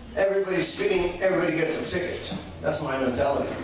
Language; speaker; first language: English; native; English